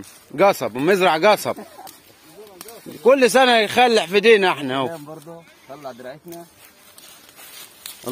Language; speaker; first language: Arabic; native; Arabic